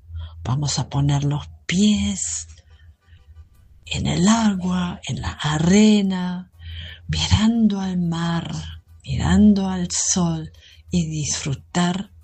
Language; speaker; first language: Spanish; non-native, fluent; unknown